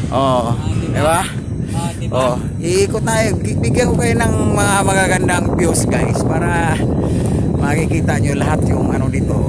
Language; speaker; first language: Filipino; native; Filipino